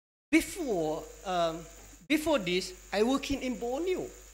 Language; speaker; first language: English; non-native, local second language; Malay